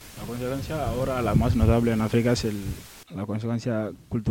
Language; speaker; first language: Spanish; non-native, learner; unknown